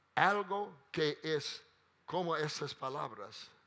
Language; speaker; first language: Spanish; non-native, learner; English